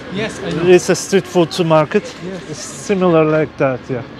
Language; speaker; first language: English; non-native, fluent; Turkish